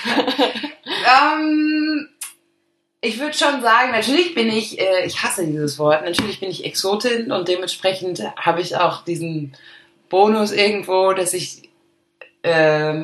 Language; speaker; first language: German; early bilingual, other home language; Arabic